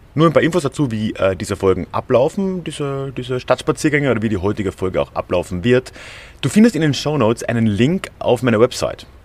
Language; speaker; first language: German; native; German